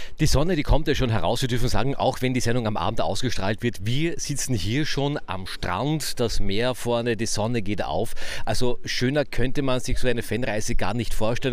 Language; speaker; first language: German; native; German